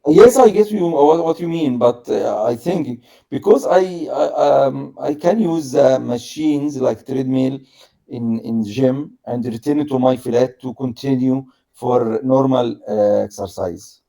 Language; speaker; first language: English; non-native, learner; Arabic